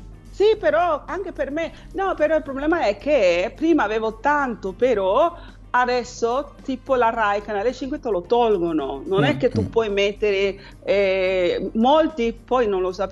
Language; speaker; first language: Italian; non-native, fluent; Spanish